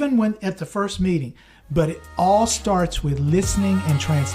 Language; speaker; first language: English; native; English